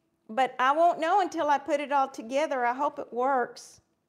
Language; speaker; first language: English; early bilingual, other home language; Spanish